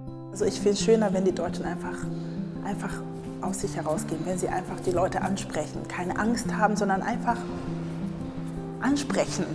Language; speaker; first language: German; early bilingual, other home language; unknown